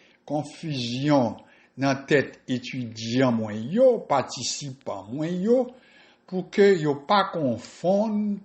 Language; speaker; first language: French; non-native, local second language; Haitian Creole